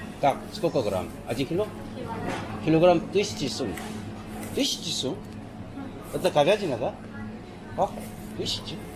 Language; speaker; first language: Russian; non-native, learner; Korean